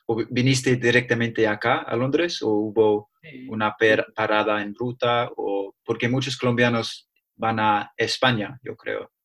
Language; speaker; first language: Spanish; non-native, learner; English